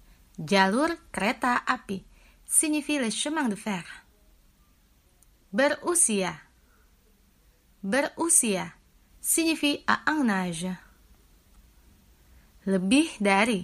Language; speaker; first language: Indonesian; non-native, fluent; French